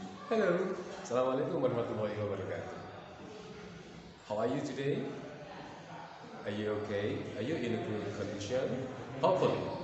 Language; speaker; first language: English; non-native, fluent; Indonesian